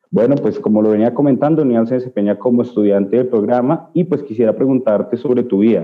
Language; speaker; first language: Spanish; native; Spanish